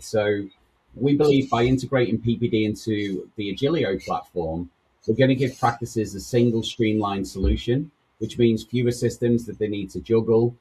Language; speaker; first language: English; native; English